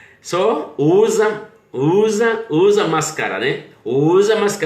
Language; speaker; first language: Portuguese; non-native, learner; Haitian Creole